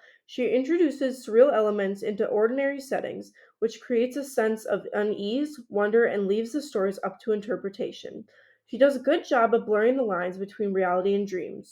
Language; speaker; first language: English; native; English